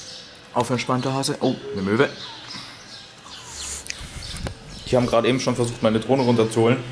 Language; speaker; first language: German; native; German